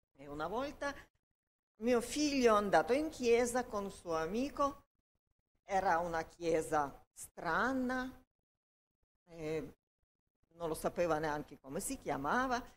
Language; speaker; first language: Italian; non-native, learner; Ukrainian